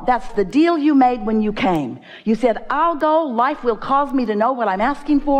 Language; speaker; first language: English; native; English